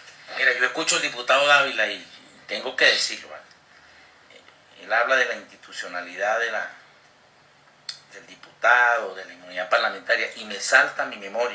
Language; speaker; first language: Spanish; native; Spanish